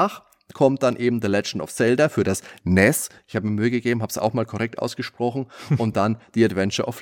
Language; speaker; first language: German; native; German